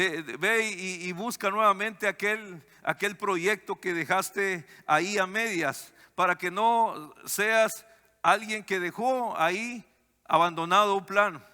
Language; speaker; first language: Spanish; native; Spanish